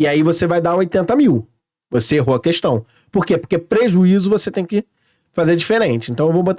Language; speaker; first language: Portuguese; native; Portuguese